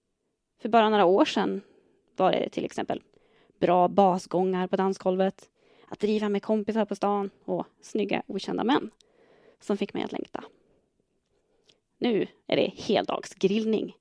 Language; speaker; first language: Swedish; native; Swedish